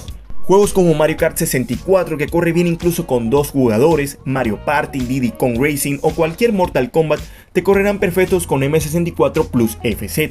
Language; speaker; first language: Spanish; native; Spanish